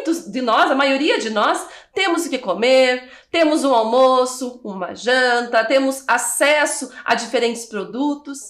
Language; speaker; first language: Portuguese; native; Portuguese